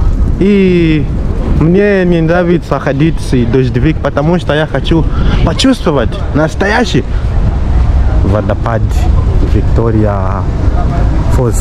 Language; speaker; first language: Russian; non-native, fluent; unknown